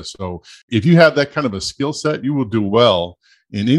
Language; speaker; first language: English; native; English